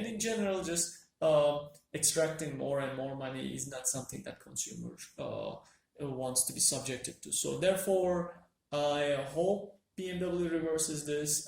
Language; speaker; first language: English; non-native, fluent; Turkish